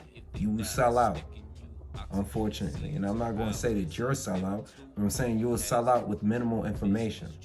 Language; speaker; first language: English; native; English